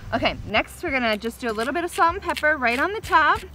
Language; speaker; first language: English; native; English